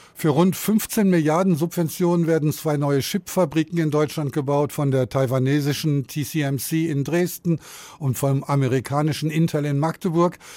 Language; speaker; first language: German; native; German